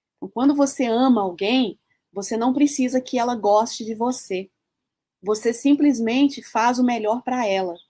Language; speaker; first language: Portuguese; early bilingual, heritage; Portuguese